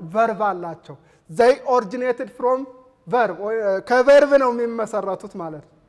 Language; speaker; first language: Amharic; native; Amharic